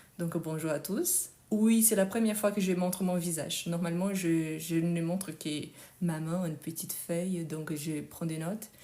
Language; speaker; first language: French; non-native, fluent; Portuguese